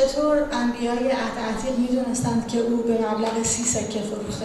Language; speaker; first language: Persian; native; Persian